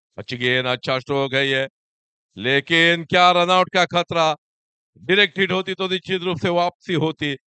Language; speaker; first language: Hindi; non-native, local second language; Marathi